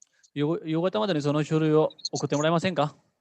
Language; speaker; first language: Japanese; non-native, learner; Hindi